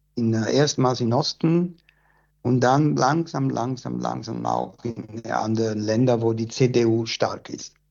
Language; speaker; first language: German; non-native, fluent; Italian